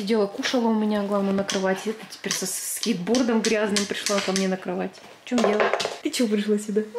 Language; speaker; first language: Russian; native; Russian